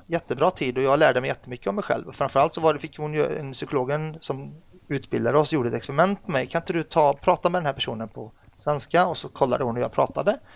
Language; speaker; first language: Swedish; early bilingual, other home language; Arabic